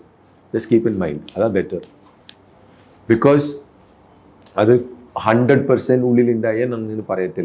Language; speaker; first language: Malayalam; non-native, local second language; Tamil